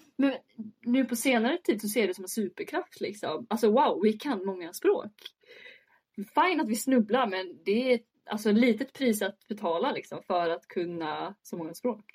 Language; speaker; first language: Swedish; early bilingual, other home language; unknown